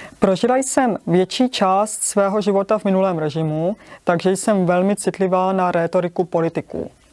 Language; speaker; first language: Czech; native; Czech